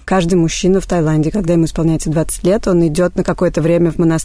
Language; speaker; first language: Russian; native; Russian